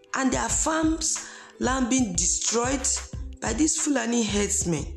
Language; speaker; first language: English; non-native, local second language; Esan